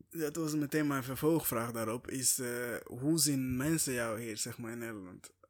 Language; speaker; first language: Dutch; non-native, fluent; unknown